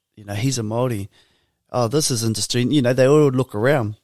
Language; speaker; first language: English; native; English